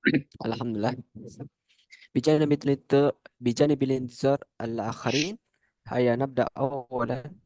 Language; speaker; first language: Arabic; non-native, fluent; Indonesian